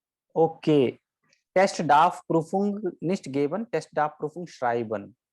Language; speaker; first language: German; non-native, fluent; Hindi